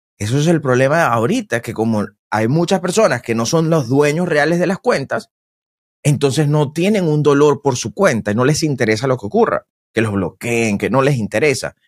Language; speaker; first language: Spanish; native; Spanish